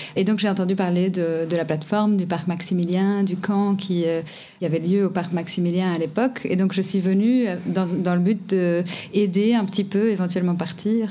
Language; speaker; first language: French; non-native, fluent; Portuguese